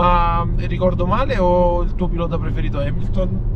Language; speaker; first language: Italian; native; Italian